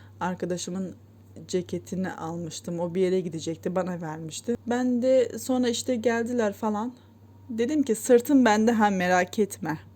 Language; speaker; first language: Turkish; native; Turkish